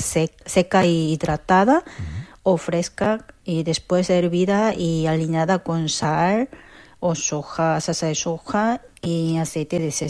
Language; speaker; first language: Spanish; non-native, fluent; Korean